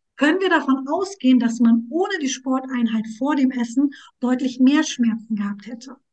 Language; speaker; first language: German; early bilingual, other home language; Turkish